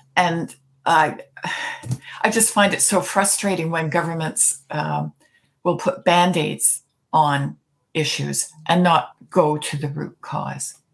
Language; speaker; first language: English; native; English